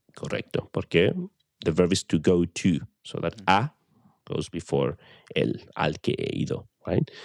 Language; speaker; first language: English; non-native, fluent; Spanish